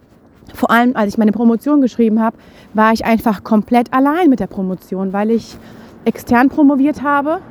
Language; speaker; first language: German; native; German